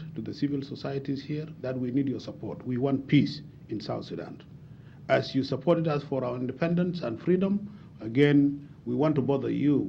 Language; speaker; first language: English; non-native, fluent; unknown